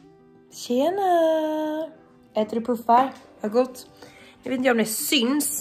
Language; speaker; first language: Swedish; native; Swedish